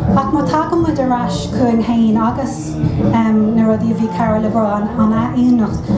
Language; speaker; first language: Irish; non-native, local second language; English